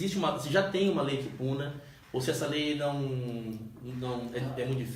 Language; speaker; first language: Portuguese; native; Portuguese